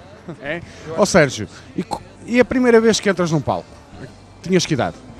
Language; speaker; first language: Portuguese; native; Portuguese